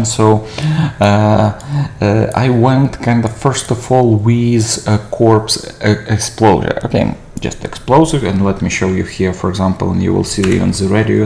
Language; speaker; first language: English; non-native, fluent; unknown